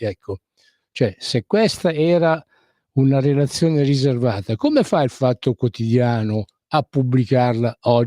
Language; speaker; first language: Italian; native; Italian